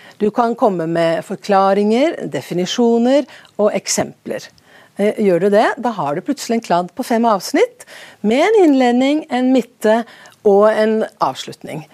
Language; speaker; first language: Norwegian; native; Norwegian